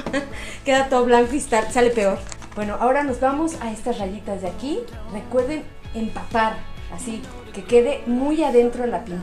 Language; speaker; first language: Spanish; native; Spanish